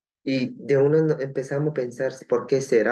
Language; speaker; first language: Spanish; non-native, local second language; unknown